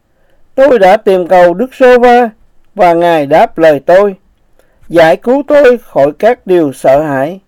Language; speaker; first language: Vietnamese; native; Vietnamese